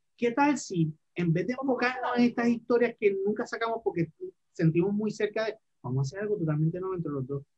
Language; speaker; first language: Spanish; native; Spanish